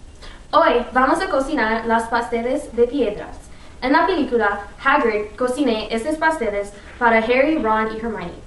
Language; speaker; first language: Spanish; non-native, learner; English